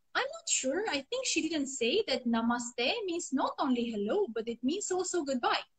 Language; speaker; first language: English; non-native, fluent; Armenian